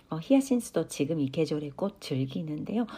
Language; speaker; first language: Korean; non-native, fluent; Japanese